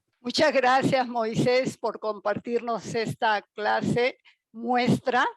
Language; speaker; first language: Spanish; native; Spanish